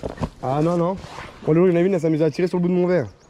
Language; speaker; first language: French; native; French